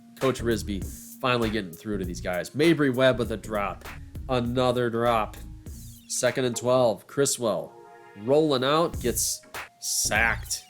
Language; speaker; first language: English; native; English